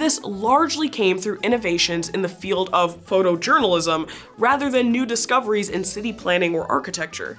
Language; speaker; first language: English; native; English